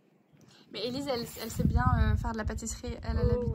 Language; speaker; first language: French; native; French